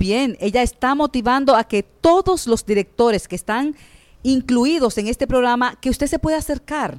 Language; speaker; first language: Spanish; native; Spanish